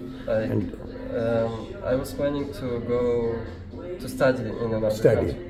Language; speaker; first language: English; non-native, learner; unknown